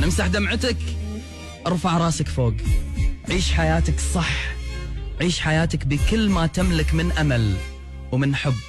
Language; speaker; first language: Arabic; native; Arabic